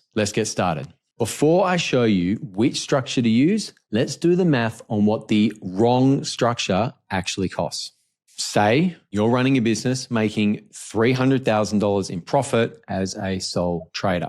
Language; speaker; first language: English; native; English